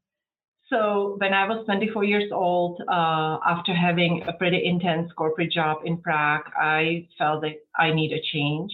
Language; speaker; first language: English; non-native, fluent; Czech